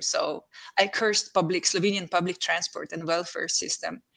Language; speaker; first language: English; non-native, fluent; Slovenian